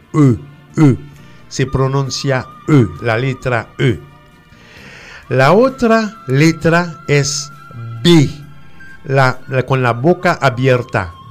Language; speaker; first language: Spanish; non-native, fluent; French